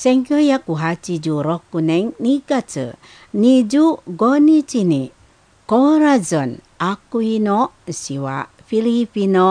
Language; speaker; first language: Japanese; non-native, learner; Indonesian